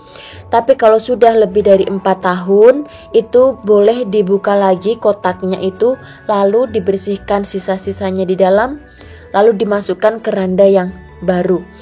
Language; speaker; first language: Indonesian; non-native, local second language; Javanese